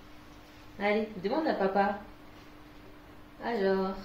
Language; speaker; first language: French; native; French